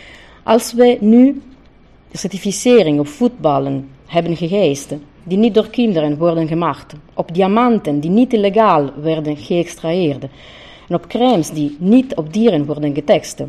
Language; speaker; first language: Dutch; non-native, fluent; Italian